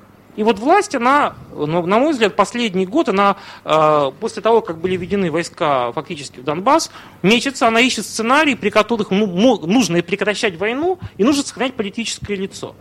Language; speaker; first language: Russian; native; Russian